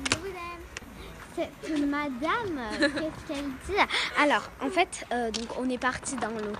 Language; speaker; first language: French; native; French